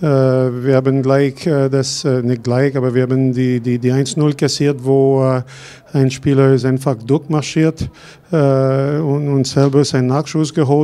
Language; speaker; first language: German; non-native, fluent; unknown